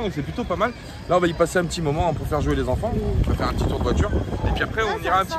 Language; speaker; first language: French; native; French